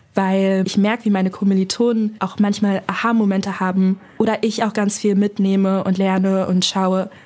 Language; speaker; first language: German; native; German